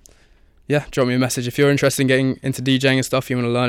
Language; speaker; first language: English; native; English